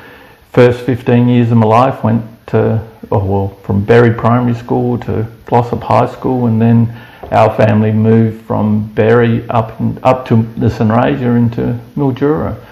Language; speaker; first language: English; native; English